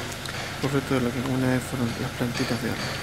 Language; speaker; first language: Spanish; native; Spanish